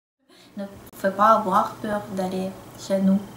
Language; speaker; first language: French; non-native, fluent; Russian